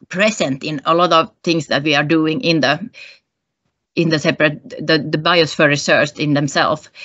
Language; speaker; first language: English; non-native, fluent; Finnish